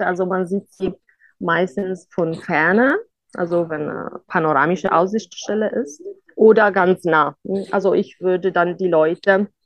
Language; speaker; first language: German; non-native, fluent; Italian